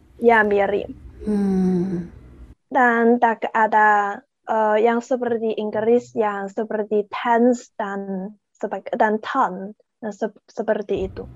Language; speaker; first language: Indonesian; non-native, learner; Chinese